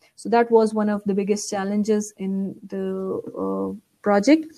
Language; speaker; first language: English; non-native, local second language; Urdu